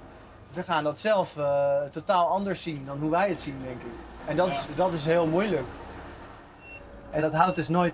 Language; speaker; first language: Dutch; native; Dutch